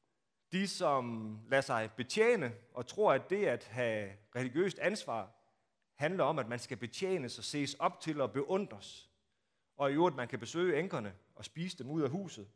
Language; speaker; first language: Danish; native; Danish